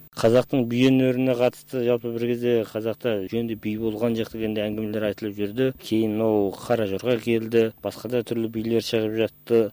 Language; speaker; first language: Kazakh; native; Kazakh